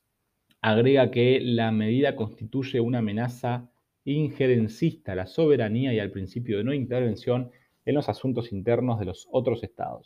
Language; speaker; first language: Spanish; native; Spanish